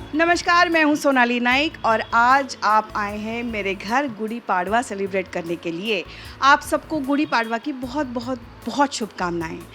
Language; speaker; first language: Hindi; non-native, local second language; Marathi